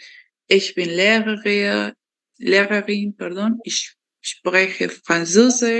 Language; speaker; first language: German; non-native, fluent; Spanish